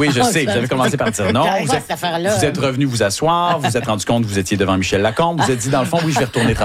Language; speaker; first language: French; native; French